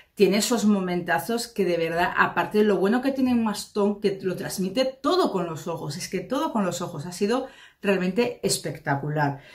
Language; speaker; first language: Spanish; native; Spanish